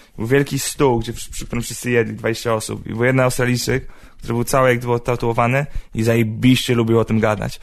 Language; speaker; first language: Polish; early bilingual, heritage; Polish